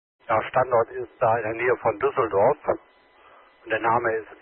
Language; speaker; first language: German; native; German